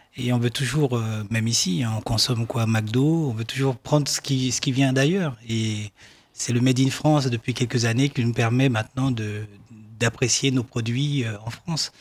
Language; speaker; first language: French; non-native, local second language; Baoulé